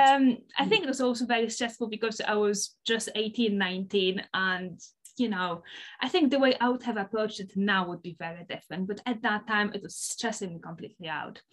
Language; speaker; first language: English; non-native, fluent; Polish